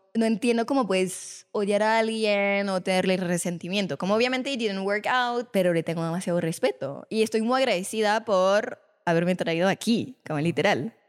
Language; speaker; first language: Spanish; non-native, fluent; French